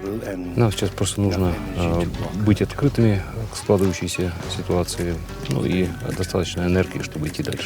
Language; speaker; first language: Russian; native; Russian